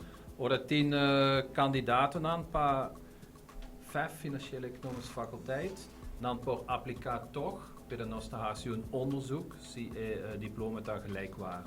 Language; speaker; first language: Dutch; non-native, local second language; Papiamento